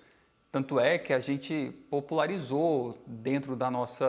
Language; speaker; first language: Portuguese; native; Portuguese